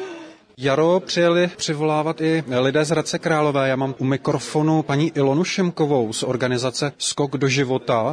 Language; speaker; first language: Czech; native; Czech